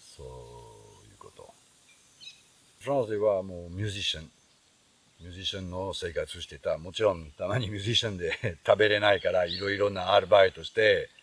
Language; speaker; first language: Japanese; non-native, fluent; French